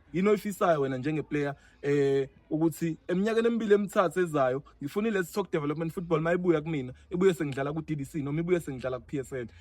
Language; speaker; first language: Zulu; native; Zulu